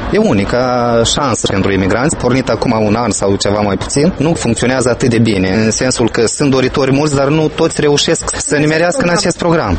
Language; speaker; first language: Romanian; native; Romanian